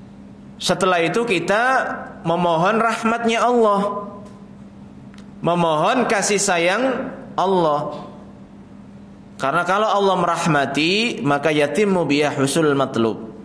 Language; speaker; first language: Indonesian; native; Indonesian